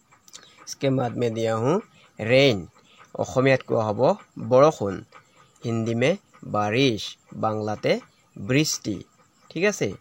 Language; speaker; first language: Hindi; non-native, local second language; Assamese